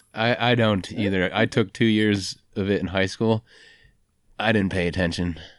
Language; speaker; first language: English; native; English